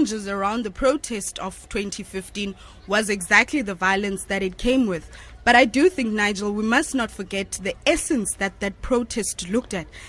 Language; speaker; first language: English; non-native, local second language; Xhosa